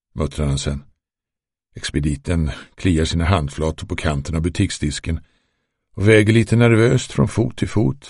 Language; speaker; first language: Swedish; native; Swedish